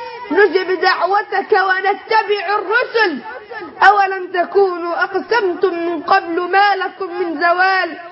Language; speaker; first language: Arabic; native; Arabic